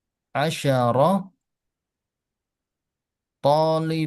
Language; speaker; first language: Arabic; non-native, fluent; Indonesian